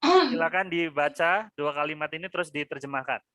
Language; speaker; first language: Indonesian; native; Indonesian